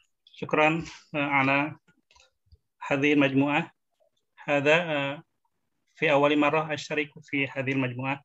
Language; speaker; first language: Arabic; non-native, learner; Indonesian